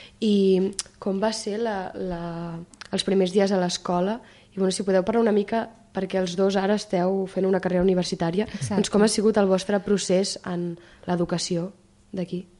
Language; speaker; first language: Catalan; native; Catalan